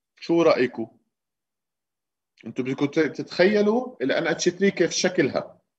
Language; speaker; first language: Arabic; native; Arabic